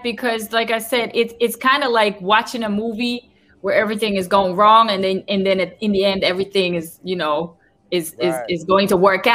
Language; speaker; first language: English; non-native, fluent; Dutch